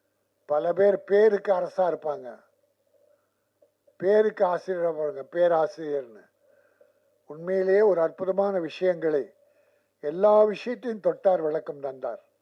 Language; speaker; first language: Tamil; native; Tamil